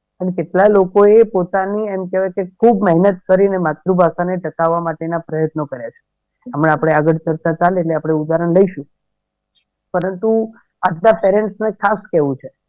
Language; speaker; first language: Gujarati; native; Gujarati